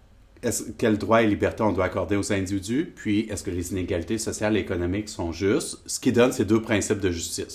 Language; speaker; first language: French; native; French